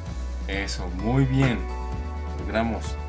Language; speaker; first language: Spanish; native; Spanish